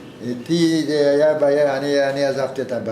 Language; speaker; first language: Hebrew; non-native, fluent; Yiddish